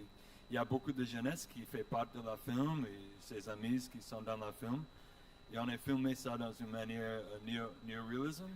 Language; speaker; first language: French; non-native, learner; English